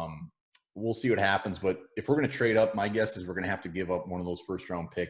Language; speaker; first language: English; native; English